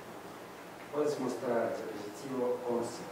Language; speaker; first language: Spanish; non-native, fluent; Russian